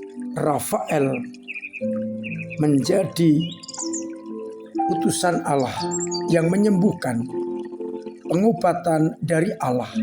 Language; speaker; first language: Indonesian; non-native, local second language; Javanese